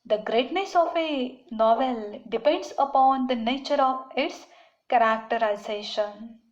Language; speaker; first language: English; non-native, local second language; Marathi